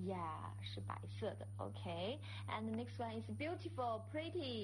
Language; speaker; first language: English; non-native, fluent; Chinese